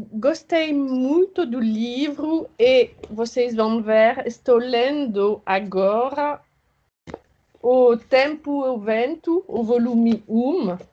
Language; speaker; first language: Portuguese; non-native, fluent; French